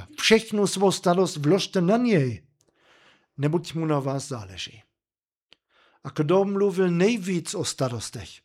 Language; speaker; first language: Czech; non-native, fluent; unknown